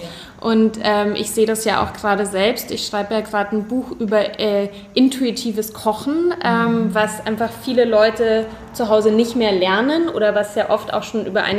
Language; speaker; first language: German; native; German